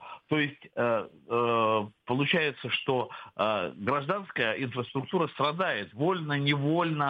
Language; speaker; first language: Russian; native; Russian